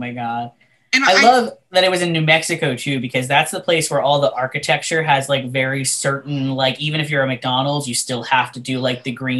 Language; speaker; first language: English; native; English